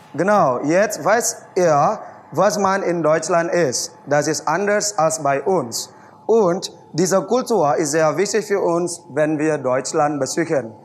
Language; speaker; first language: German; non-native, fluent; Indonesian